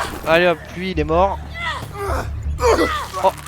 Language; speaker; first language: French; native; French